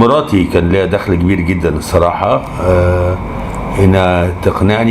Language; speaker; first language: Arabic; native; Arabic